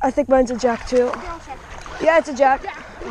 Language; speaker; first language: English; native; English